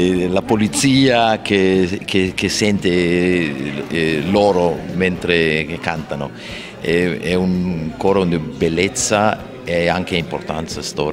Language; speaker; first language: Italian; non-native, fluent; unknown